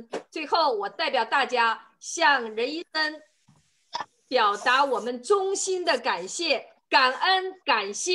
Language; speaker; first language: Chinese; native; Chinese